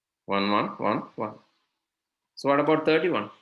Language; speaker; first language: English; non-native, local second language; Sinhala